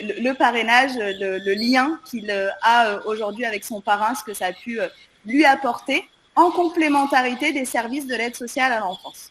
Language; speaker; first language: French; native; French